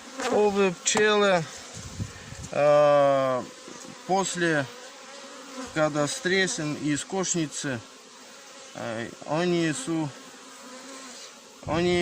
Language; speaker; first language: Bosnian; non-native, learner; Russian